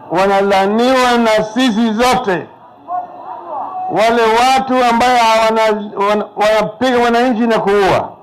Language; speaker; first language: Swahili; non-native, local second language; Luo (Kenya and Tanzania)